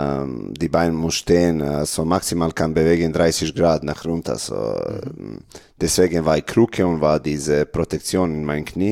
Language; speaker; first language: German; non-native, learner; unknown